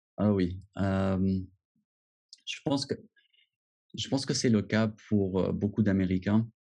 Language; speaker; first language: French; non-native, fluent; English